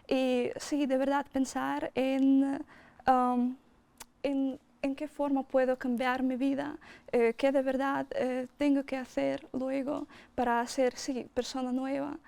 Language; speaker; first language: Spanish; non-native, fluent; Russian